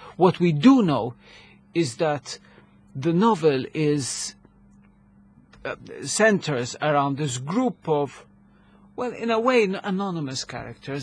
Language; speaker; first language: English; non-native, local second language; Maltese